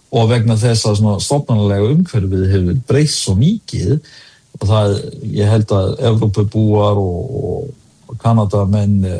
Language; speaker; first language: Icelandic; early bilingual, other home language; Danish